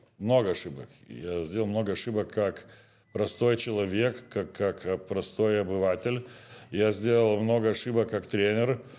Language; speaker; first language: Russian; non-native, local second language; Lithuanian